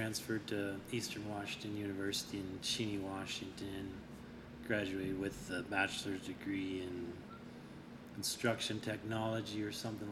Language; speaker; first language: English; native; English